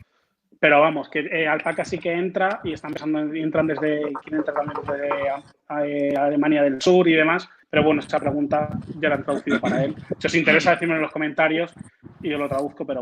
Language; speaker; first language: Spanish; native; Spanish